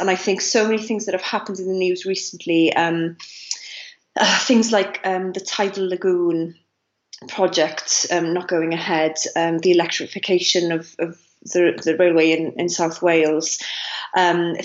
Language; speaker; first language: English; non-native, local second language; Welsh